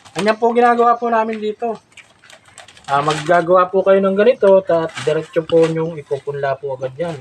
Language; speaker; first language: Filipino; native; Filipino